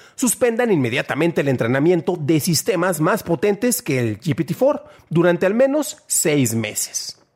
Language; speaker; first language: Spanish; native; Spanish